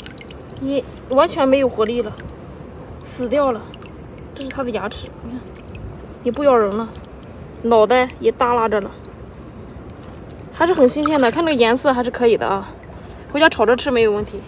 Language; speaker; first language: Chinese; native; Chinese